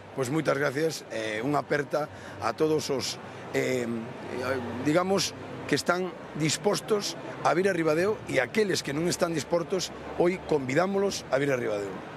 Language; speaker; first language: Galician; native; Galician